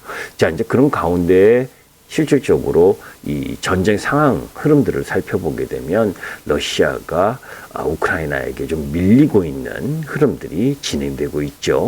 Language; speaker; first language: Korean; native; Korean